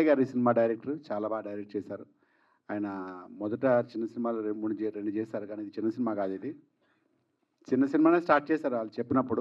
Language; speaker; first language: Telugu; native; Telugu